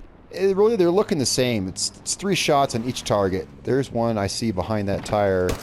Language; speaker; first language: English; native; English